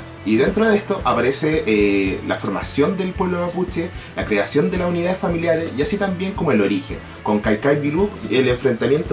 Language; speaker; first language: Spanish; native; Spanish